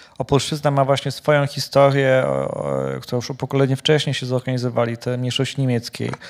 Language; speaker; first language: Polish; native; Polish